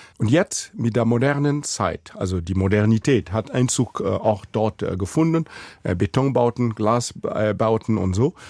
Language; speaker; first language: German; non-native, fluent; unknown